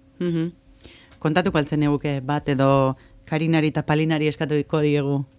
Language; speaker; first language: Basque; native; Basque